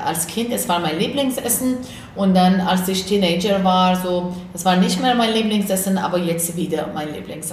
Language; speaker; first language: German; non-native, fluent; Persian